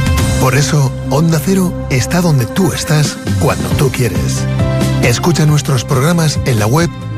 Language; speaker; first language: Spanish; native; Spanish